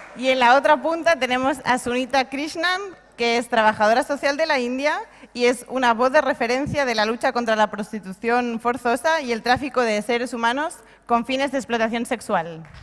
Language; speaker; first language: Spanish; non-native, local second language; Catalan